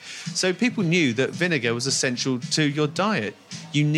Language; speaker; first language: English; native; English